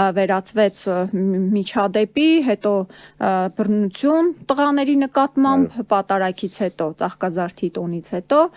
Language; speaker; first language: Armenian; native; Armenian